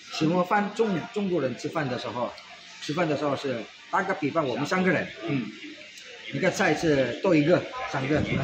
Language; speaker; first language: Chinese; non-native, fluent; Filipino